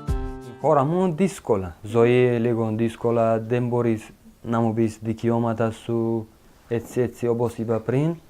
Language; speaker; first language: Greek; non-native, learner; Uzbek